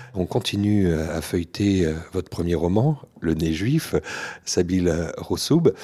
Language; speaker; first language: French; native; French